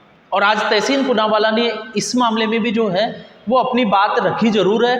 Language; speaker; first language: Hindi; native; Hindi